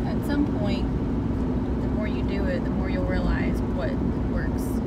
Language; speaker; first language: English; native; English